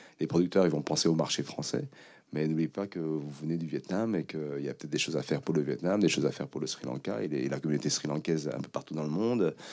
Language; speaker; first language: French; early bilingual, other home language; Khmer